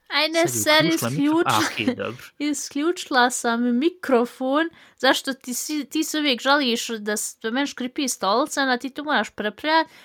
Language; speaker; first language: Bosnian; early bilingual, heritage; Bosnian